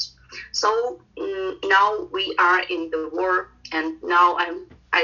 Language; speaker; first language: English; non-native, fluent; Ukrainian